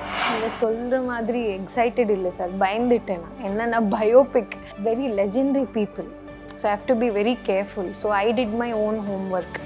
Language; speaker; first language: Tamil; non-native, learner; Kannada